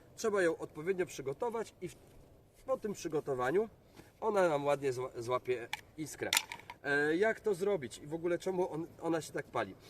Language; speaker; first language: Polish; native; Polish